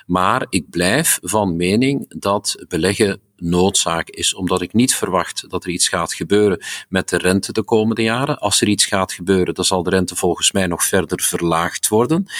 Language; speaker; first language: Dutch; native; Dutch